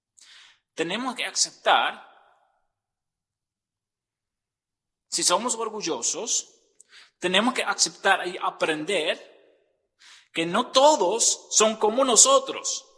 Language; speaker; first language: Spanish; non-native, fluent; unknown